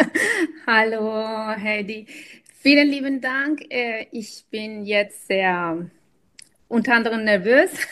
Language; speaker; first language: German; non-native, fluent; Spanish